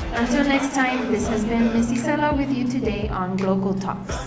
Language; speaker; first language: English; native; English